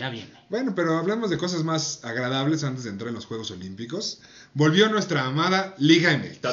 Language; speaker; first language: Spanish; native; Spanish